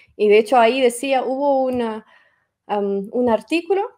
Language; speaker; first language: Spanish; non-native, fluent; Russian